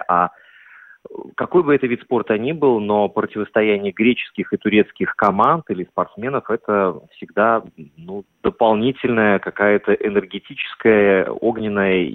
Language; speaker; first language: Russian; native; Russian